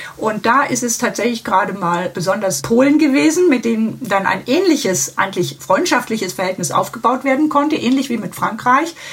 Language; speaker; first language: German; native; German